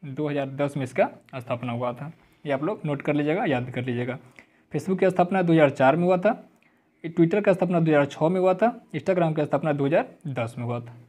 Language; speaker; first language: Hindi; native; Hindi